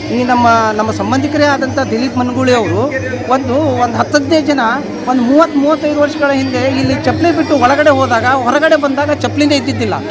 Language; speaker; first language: Kannada; native; Kannada